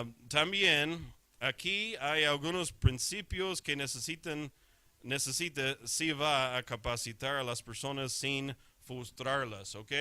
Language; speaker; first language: Spanish; non-native, fluent; English